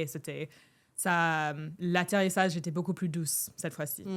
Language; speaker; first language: French; non-native, fluent; English